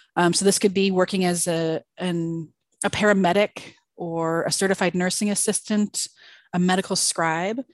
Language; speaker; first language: English; native; English